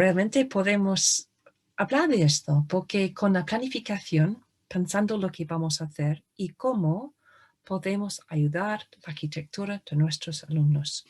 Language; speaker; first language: Spanish; non-native, fluent; English